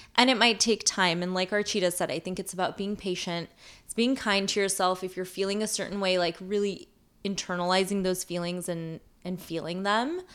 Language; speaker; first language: English; native; English